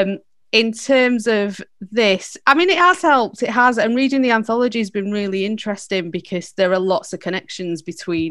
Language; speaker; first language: English; native; English